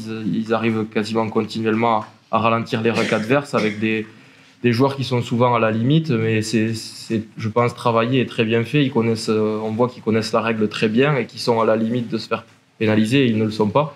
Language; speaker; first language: French; native; French